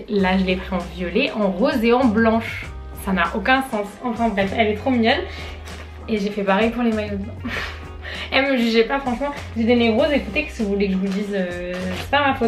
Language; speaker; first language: French; native; French